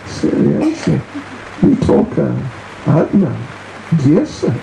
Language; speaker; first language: Russian; non-native, learner; English